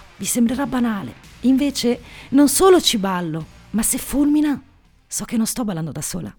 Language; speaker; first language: Italian; native; Italian